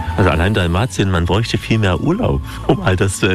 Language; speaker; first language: German; native; German